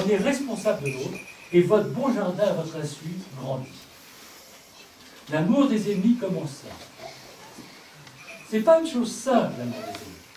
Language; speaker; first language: French; native; French